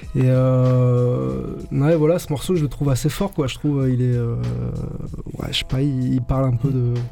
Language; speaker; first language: French; native; French